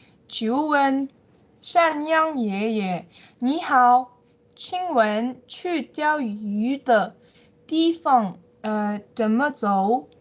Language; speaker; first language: Chinese; non-native, learner; Tibetan